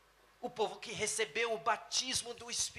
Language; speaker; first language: Portuguese; non-native, fluent; English